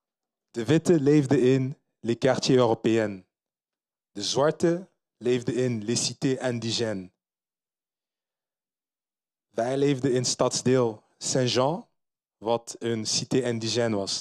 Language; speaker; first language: Dutch; early bilingual, other home language; Lingala